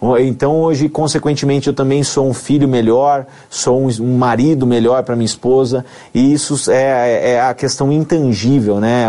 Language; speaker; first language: Portuguese; native; Portuguese